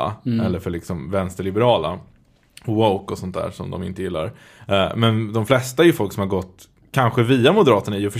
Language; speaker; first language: Swedish; native; Swedish